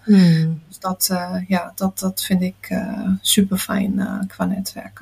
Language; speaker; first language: Dutch; non-native, fluent; German